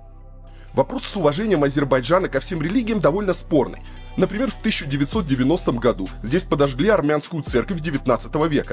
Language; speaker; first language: Russian; native; Russian